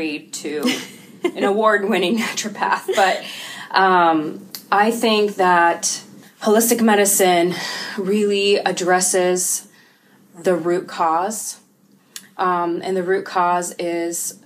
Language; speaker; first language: English; early bilingual, other home language; Russian